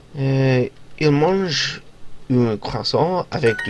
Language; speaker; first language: French; non-native, learner; English